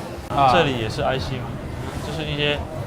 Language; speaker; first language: Chinese; native; Chinese